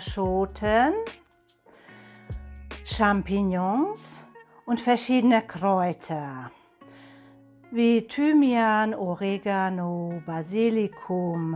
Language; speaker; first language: German; non-native, fluent; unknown